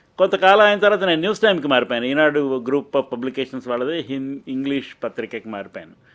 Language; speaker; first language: Telugu; native; Telugu